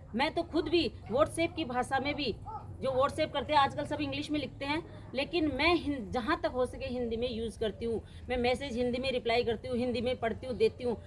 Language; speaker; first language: Hindi; native; Hindi